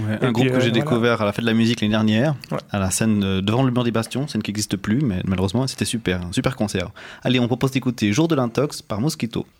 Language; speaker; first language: French; native; French